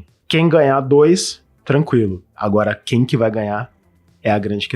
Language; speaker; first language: Portuguese; native; Portuguese